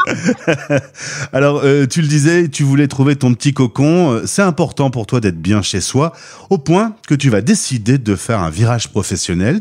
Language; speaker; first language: French; native; French